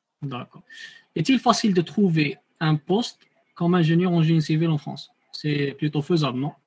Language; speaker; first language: French; non-native, local second language; Arabic